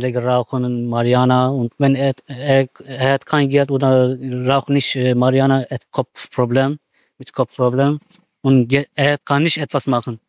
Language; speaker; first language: German; non-native, learner; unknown